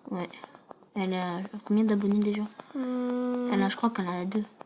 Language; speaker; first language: French; native; French